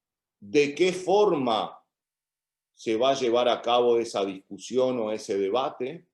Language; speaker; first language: Spanish; native; Spanish